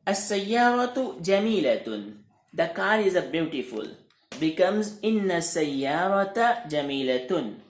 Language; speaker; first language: Arabic; non-native, fluent; Urdu